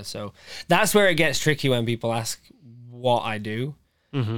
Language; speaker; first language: English; native; English